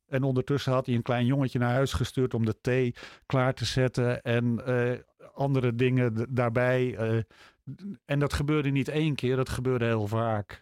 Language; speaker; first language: Dutch; native; Dutch